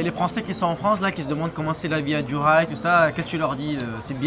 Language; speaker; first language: French; native; French